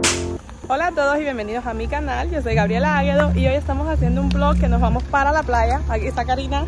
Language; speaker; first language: Spanish; native; Spanish